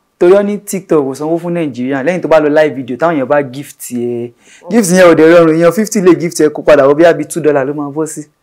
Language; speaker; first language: Yoruba; native; Yoruba